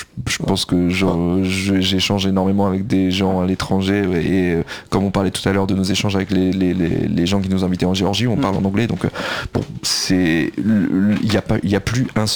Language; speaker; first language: French; native; French